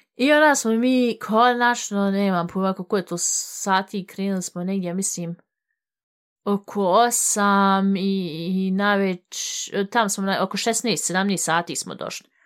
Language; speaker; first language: Bosnian; early bilingual, heritage; Bosnian